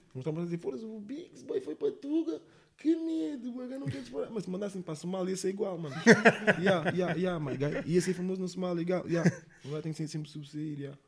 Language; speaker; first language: Portuguese; early bilingual, heritage; English